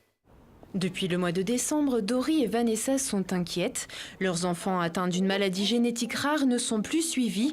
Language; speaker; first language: French; native; French